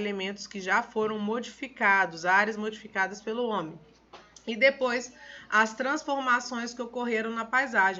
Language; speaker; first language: Portuguese; native; Portuguese